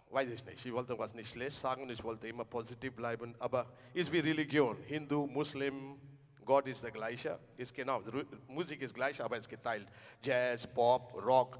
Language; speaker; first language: German; non-native, learner; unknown